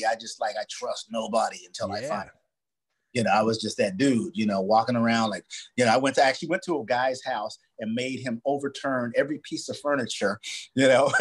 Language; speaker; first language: English; native; English